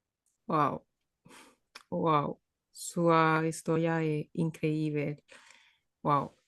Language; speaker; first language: Portuguese; non-native, fluent; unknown